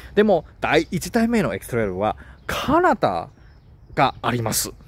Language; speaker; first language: Japanese; non-native, learner; Chinese